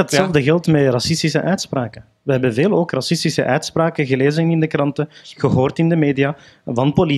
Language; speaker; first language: Dutch; early bilingual, other home language; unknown